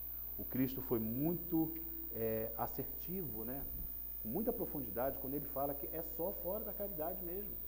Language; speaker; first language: Portuguese; native; Portuguese